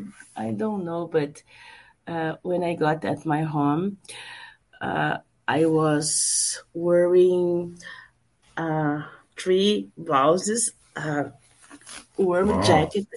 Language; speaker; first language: English; non-native, learner; Portuguese